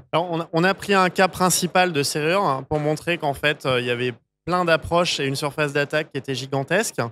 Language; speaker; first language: French; native; French